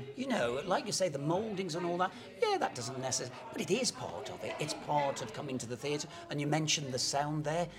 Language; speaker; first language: English; native; English